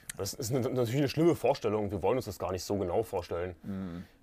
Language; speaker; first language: German; native; German